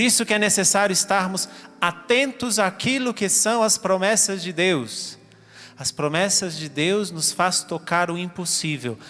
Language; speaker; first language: Portuguese; native; Portuguese